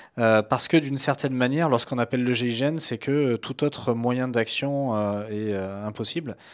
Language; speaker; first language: French; native; French